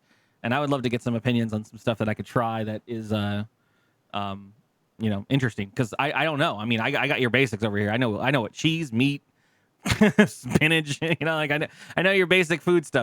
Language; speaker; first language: English; native; English